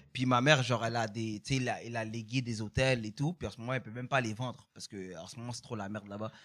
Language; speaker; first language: French; early bilingual, other home language; Haitian Creole